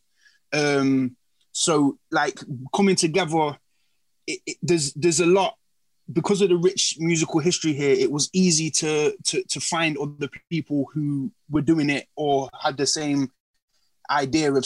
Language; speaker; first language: English; native; English